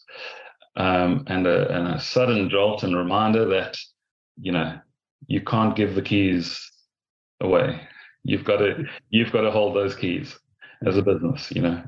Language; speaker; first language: English; native; English